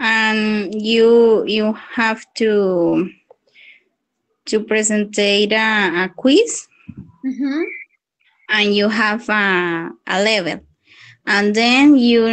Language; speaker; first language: English; non-native, learner; Spanish